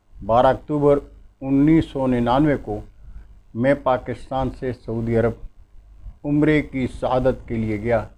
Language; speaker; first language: Urdu; non-native, local second language; Pashto